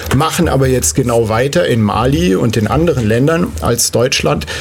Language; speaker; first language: German; native; German